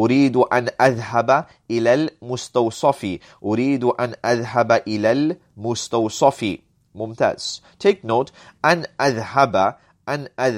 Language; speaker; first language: Arabic; non-native, fluent; English